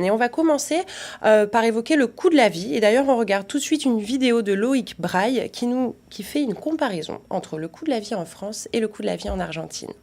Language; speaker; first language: French; native; French